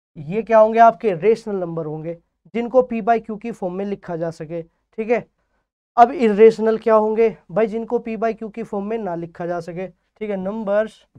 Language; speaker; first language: Hindi; native; Hindi